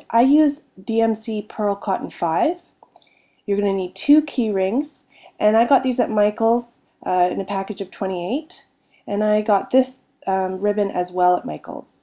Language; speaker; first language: English; native; English